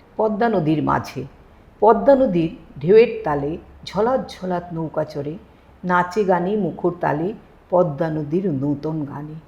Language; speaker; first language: Bangla; native; Bangla